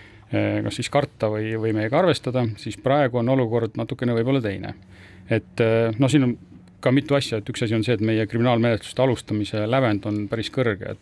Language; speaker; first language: Estonian; native; Estonian